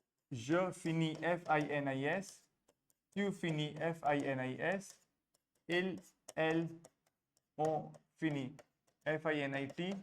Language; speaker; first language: French; non-native, fluent; Hindi